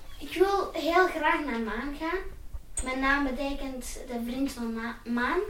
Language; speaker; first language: Dutch; non-native, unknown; Persian